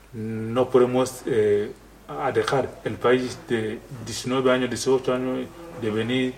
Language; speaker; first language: Spanish; non-native, learner; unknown